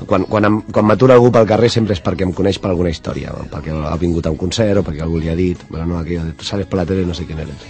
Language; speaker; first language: Catalan; non-native, local second language; Spanish